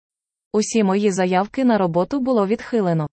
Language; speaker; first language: Ukrainian; native; Ukrainian